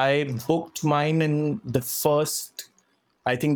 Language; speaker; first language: English; non-native, local second language; Marathi